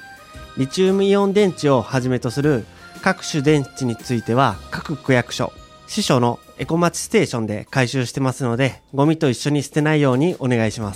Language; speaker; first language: Japanese; native; Japanese